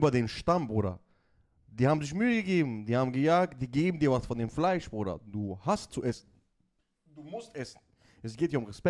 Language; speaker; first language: German; native; German